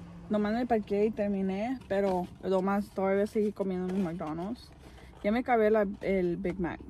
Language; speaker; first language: Spanish; early bilingual, heritage; Spanish